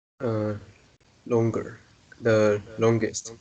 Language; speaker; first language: English; non-native, learner; Chinese